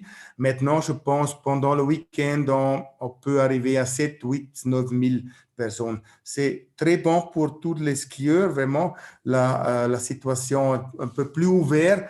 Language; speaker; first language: French; non-native, learner; German